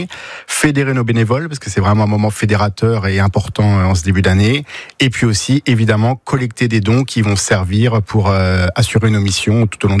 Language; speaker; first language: French; native; French